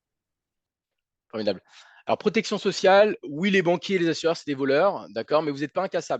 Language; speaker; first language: French; native; French